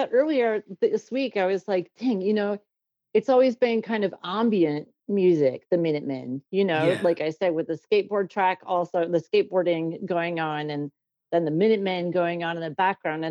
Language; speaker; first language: English; native; English